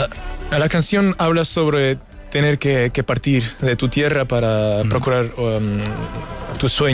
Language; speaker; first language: Spanish; non-native, fluent; Portuguese